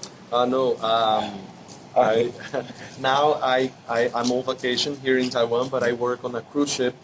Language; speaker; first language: English; non-native, fluent; Portuguese